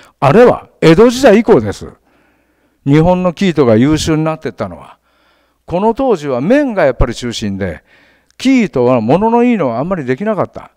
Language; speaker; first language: Japanese; native; Japanese